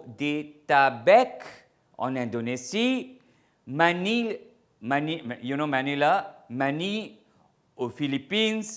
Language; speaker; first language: French; non-native, fluent; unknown